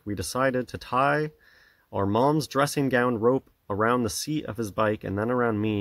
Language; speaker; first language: English; native; English